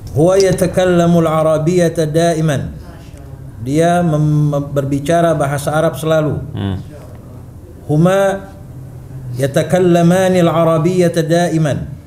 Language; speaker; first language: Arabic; non-native, learner; Indonesian